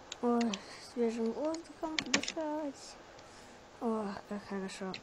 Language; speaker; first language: Russian; native; Russian